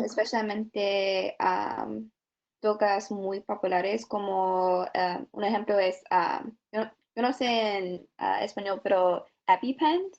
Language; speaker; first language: Spanish; non-native, learner; English